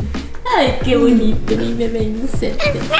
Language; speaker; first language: Spanish; non-native, fluent; Korean